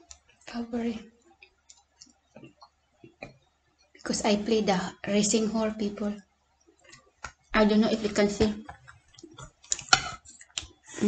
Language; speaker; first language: English; non-native, local second language; Cebuano